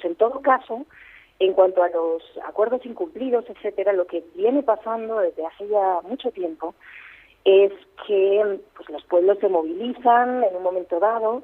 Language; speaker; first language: Spanish; native; Spanish